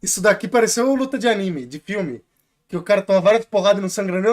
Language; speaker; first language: Portuguese; native; Portuguese